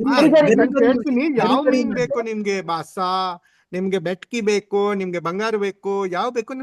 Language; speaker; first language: Kannada; non-native, learner; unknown